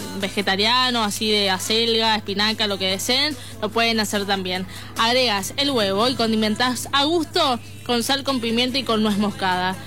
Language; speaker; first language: Spanish; native; Spanish